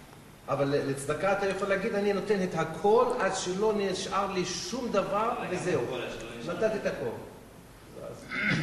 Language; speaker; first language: Hebrew; non-native, local second language; English